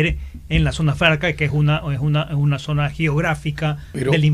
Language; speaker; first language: Spanish; native; Spanish